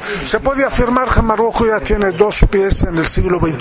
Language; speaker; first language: Spanish; non-native, fluent; Arabic